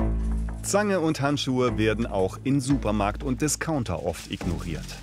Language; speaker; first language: German; native; German